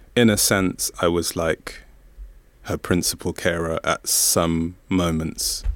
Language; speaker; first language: English; non-native, local second language; Bemba